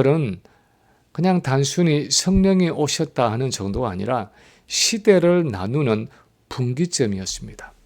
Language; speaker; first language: Korean; native; Korean